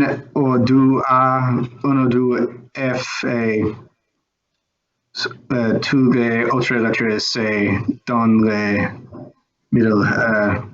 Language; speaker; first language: French; non-native, learner; English